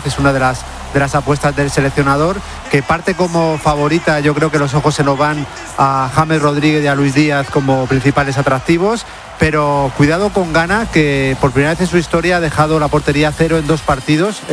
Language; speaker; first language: Spanish; native; Spanish